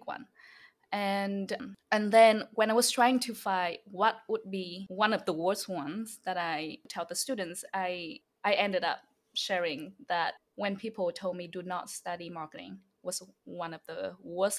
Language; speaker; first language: English; non-native, fluent; Vietnamese